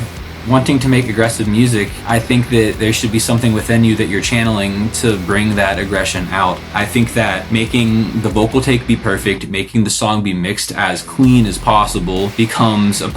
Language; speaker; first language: English; native; English